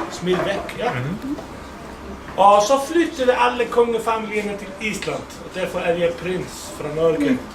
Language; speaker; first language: Danish; non-native, fluent; Icelandic